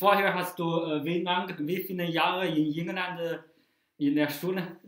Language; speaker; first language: German; non-native, fluent; Chinese